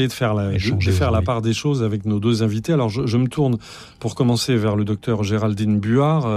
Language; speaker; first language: French; native; French